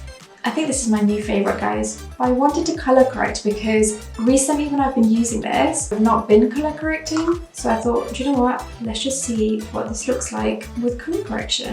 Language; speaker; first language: English; native; English